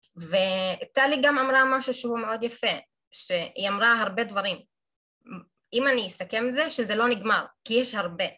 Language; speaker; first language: Hebrew; non-native, local second language; Arabic